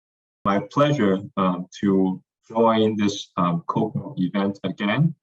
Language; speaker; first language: English; non-native, fluent; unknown